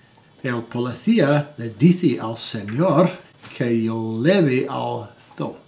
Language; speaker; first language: Spanish; non-native, learner; English